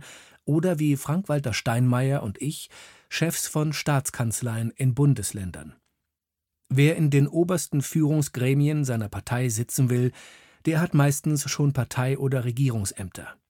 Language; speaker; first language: German; native; German